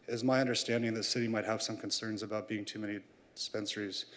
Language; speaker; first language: English; native; English